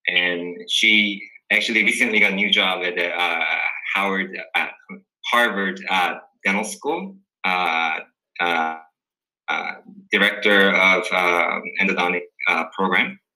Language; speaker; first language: English; early bilingual, other home language; Korean